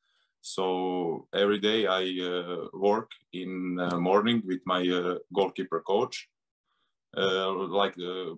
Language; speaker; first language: English; non-native, learner; Serbian